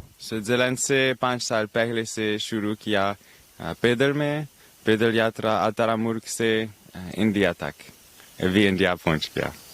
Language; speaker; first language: Hindi; non-native, learner; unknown